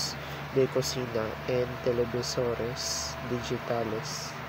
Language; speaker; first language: Spanish; non-native, learner; Filipino